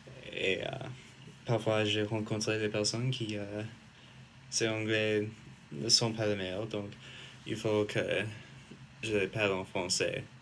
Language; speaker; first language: French; non-native, learner; English